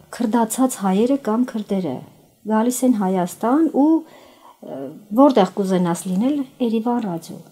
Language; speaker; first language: Armenian; native; Armenian